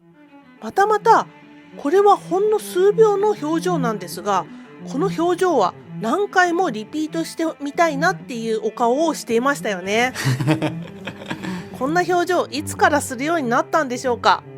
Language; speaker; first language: Japanese; native; Japanese